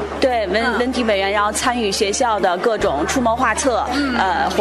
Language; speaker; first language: Chinese; native; Chinese